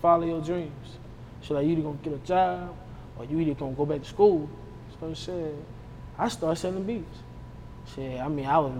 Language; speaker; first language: English; native; English